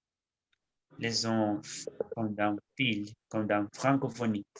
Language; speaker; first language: French; non-native, learner; Spanish